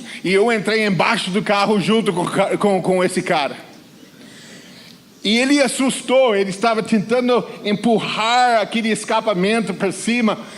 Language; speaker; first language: Portuguese; non-native, fluent; English